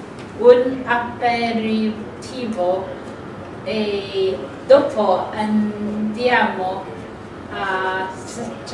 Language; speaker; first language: Italian; non-native, learner; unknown